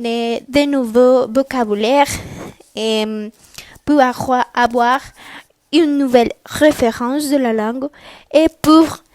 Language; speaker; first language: French; non-native, learner; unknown